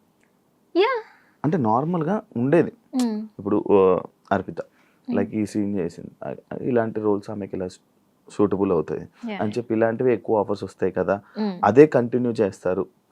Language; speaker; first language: Telugu; native; Telugu